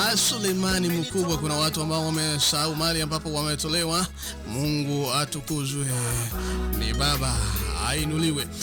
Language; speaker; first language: Swahili; non-native, local second language; Gusii